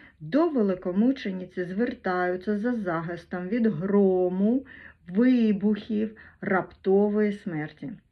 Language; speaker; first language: Ukrainian; non-native, local second language; Russian